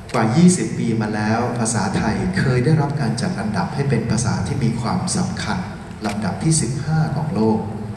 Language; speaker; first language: Thai; native; Thai